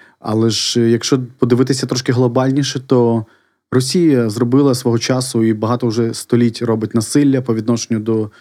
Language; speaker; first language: Ukrainian; non-native, local second language; Russian